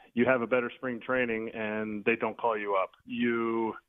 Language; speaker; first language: English; native; English